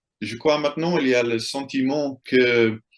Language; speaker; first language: French; non-native, fluent; English